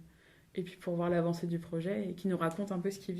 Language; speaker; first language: French; native; French